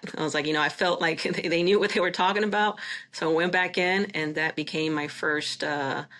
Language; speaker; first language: English; non-native, fluent; Spanish